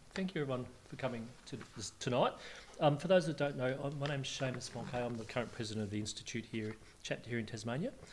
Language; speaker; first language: English; native; English